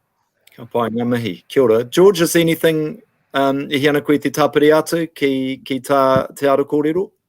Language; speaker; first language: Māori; non-native, local second language; English